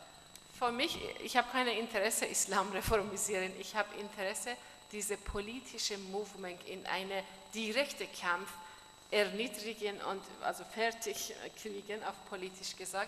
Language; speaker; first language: German; non-native, fluent; Persian